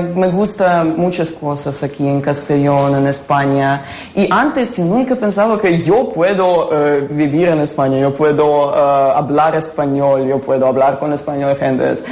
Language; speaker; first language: Spanish; non-native, learner; Ukrainian